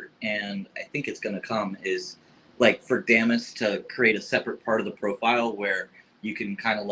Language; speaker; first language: English; native; English